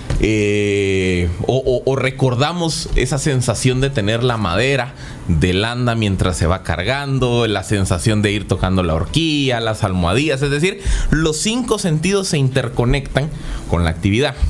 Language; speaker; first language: Spanish; native; Spanish